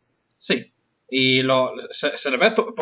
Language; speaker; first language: Spanish; non-native, fluent; English